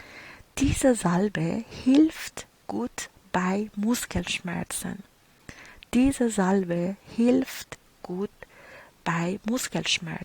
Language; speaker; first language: German; non-native, fluent; Persian